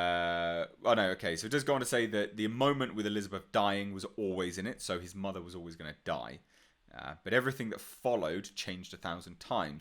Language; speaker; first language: English; native; English